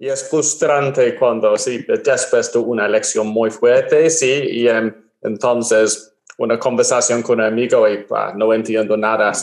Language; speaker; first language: Spanish; non-native, learner; English